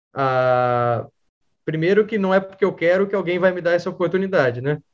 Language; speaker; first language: Portuguese; native; Portuguese